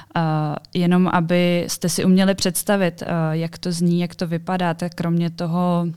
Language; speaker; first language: Czech; native; Czech